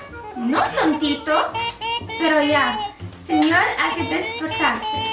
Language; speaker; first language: Spanish; non-native, learner; English